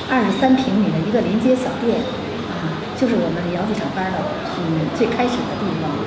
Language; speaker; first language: Chinese; native; Chinese